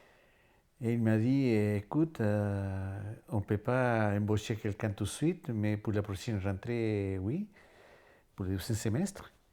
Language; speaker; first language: French; non-native, fluent; Spanish